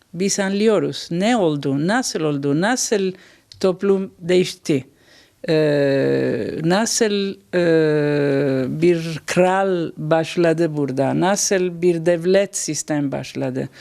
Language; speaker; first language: Turkish; non-native, learner; Italian